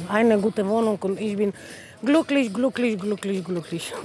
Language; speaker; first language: German; non-native, learner; Polish